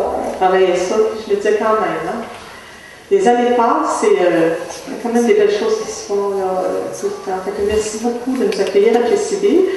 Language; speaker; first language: French; native; French